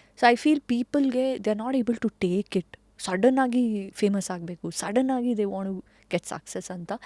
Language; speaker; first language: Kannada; non-native, local second language; Tulu